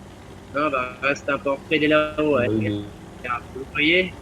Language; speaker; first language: French; native; French